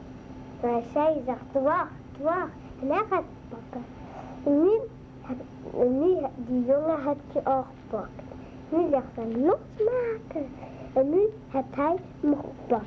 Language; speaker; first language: Dutch; early bilingual, other home language; Arabic